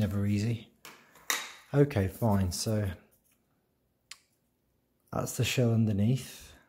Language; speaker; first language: English; native; English